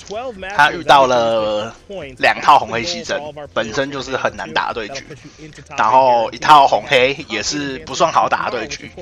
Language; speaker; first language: Chinese; native; Chinese